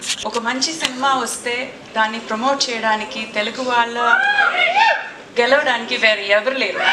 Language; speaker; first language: Telugu; non-native, local second language; Malayalam